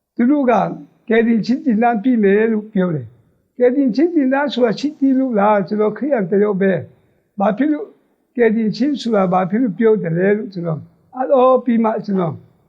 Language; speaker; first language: Burmese; non-native, local second language; Hakha Chin